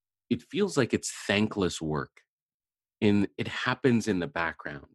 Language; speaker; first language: English; native; English